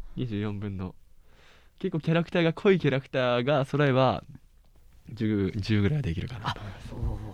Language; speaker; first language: Japanese; native; Japanese